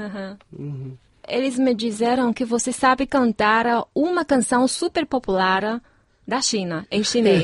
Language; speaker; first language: Portuguese; non-native, fluent; Chinese